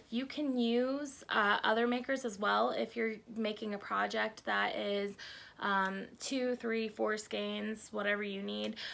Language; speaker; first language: English; native; English